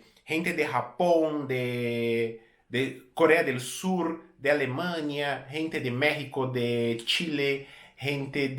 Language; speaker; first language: Spanish; non-native, fluent; Portuguese